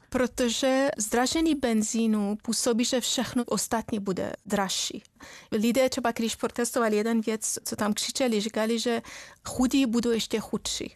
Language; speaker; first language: Czech; non-native, fluent; Persian